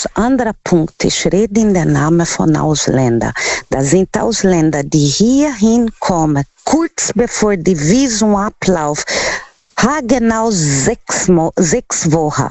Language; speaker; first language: German; non-native, learner; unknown